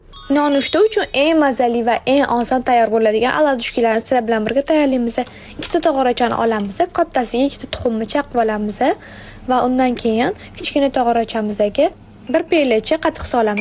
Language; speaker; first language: Uzbek; native; Uzbek